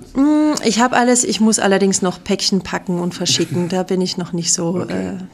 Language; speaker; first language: German; native; German